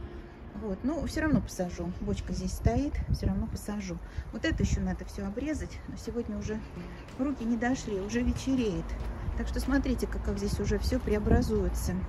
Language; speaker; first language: Russian; native; Russian